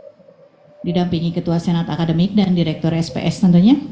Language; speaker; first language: Indonesian; native; Indonesian